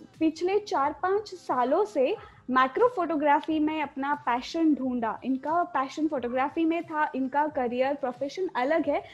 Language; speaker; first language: Hindi; non-native, local second language; Marathi